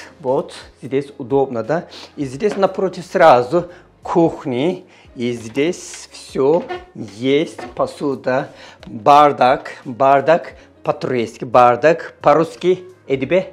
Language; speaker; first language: Russian; non-native, learner; Turkish